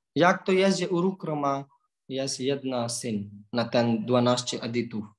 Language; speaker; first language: Polish; non-native, learner; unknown